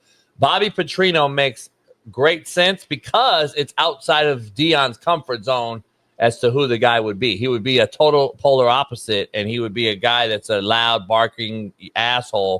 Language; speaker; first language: English; native; English